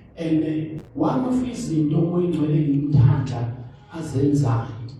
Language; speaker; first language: Zulu; non-native, local second language; Xhosa